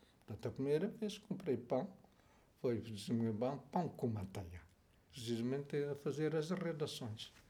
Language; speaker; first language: Portuguese; non-native, local second language; Tetum